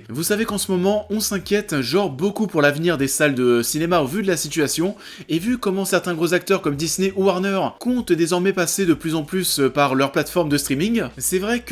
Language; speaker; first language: French; native; French